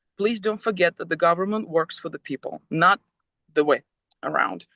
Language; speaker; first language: English; non-native, fluent; Ukrainian